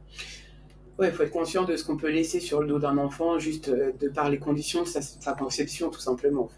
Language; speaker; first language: French; native; French